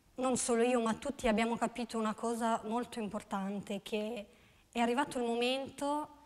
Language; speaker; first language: Italian; non-native, fluent; Albanian